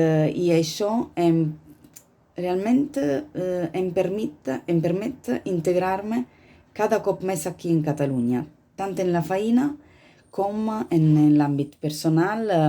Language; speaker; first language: Catalan; non-native, learner; Italian